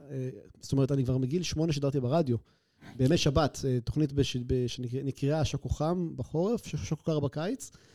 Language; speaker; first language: Hebrew; native; Hebrew